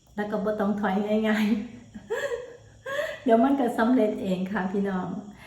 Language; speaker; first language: Thai; native; Thai